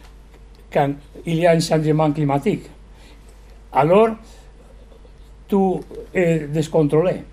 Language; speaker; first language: French; non-native, learner; Spanish